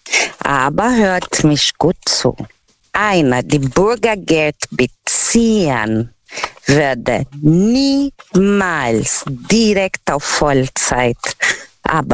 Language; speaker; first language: German; non-native, learner; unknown